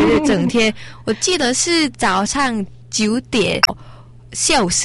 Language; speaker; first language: Chinese; non-native, learner; Thai